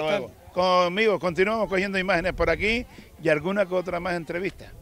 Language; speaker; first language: Spanish; native; Spanish